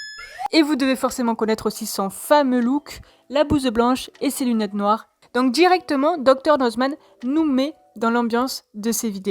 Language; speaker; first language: French; native; French